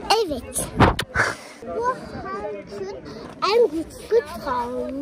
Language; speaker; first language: Turkish; non-native, learner; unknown